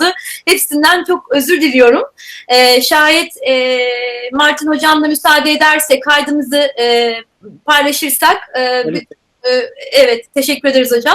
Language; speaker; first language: Turkish; native; Turkish